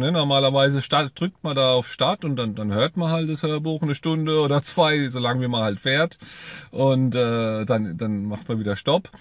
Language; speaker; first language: German; native; German